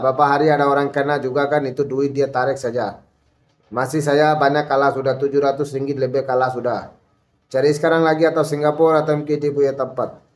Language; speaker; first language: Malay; non-native, fluent; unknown